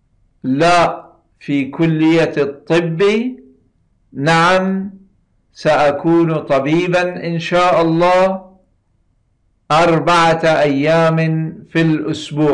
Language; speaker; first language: Arabic; non-native, fluent; Persian